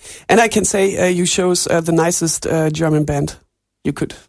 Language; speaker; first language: English; non-native, fluent; German